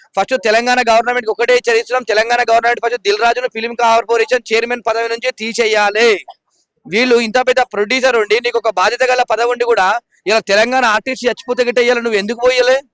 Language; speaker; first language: Telugu; native; Telugu